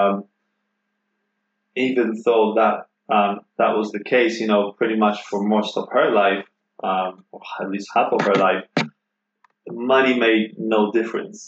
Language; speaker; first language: English; non-native, fluent; Polish